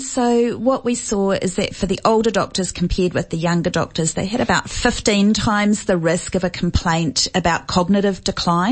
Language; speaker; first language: English; native; English